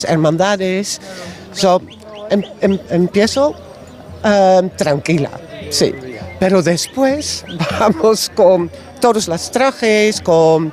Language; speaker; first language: Spanish; non-native, learner; Dutch